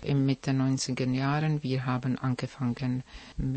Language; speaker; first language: German; non-native, fluent; Czech